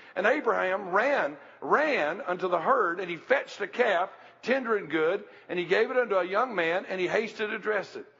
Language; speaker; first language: English; native; English